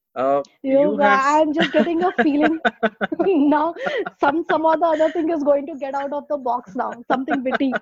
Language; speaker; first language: English; non-native, local second language; Hindi